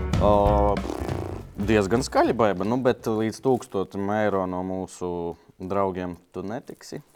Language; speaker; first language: Latvian; non-native, local second language; Russian